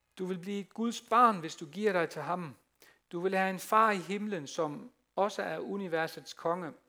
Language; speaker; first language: Danish; non-native, fluent; Dutch